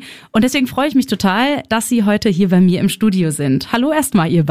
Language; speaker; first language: German; native; German